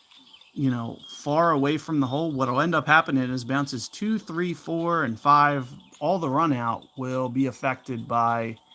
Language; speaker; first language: English; native; English